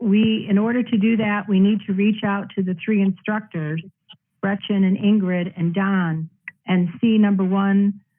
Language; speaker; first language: English; native; English